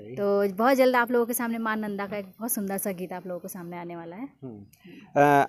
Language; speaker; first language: Hindi; native; Hindi